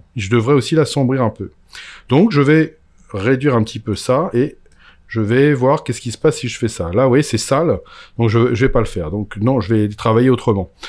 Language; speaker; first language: French; native; French